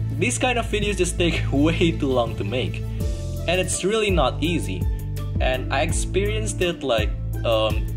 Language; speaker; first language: English; non-native, fluent; Indonesian